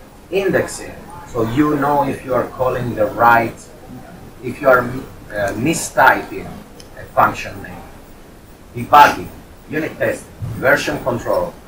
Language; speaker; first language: English; non-native, fluent; Italian